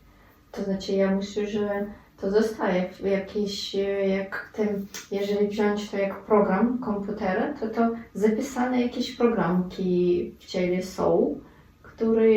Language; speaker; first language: Polish; non-native, fluent; Russian